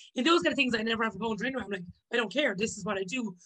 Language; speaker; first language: English; native; English